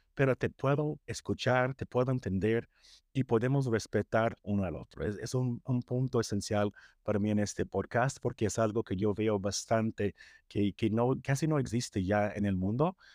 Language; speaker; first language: Spanish; non-native, fluent; English